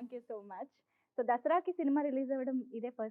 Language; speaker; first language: Telugu; native; Telugu